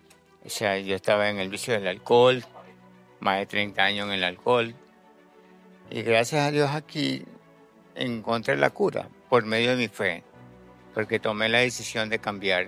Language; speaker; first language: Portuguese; non-native, learner; Spanish